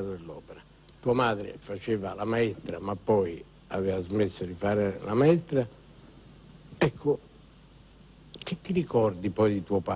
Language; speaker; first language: Italian; native; Italian